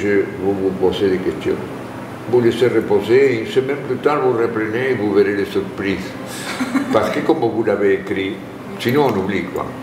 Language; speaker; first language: French; non-native, fluent; Spanish